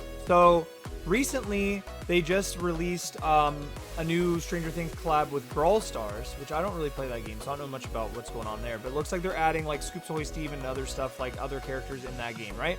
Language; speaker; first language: English; native; English